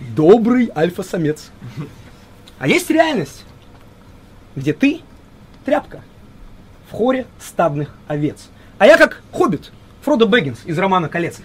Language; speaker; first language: Russian; early bilingual, heritage; Russian